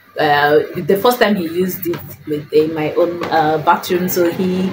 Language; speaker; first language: English; non-native, local second language; Igbo